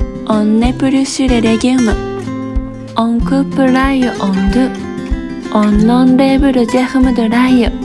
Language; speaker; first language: French; non-native, fluent; Japanese